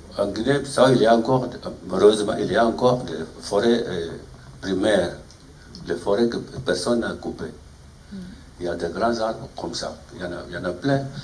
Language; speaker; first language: French; non-native, fluent; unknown